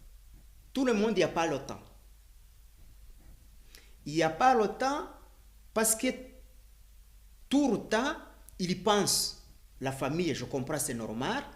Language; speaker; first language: French; non-native, learner; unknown